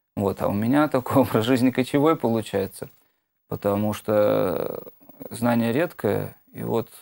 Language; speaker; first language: Russian; native; Russian